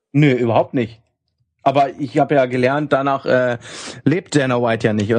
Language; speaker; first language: German; native; German